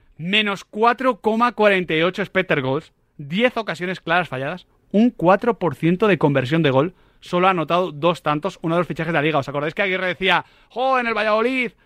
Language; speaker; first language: Spanish; native; Spanish